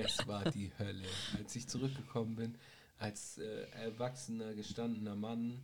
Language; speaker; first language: German; native; German